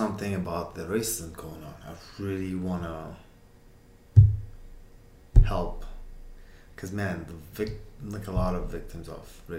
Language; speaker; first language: English; non-native, fluent; Uzbek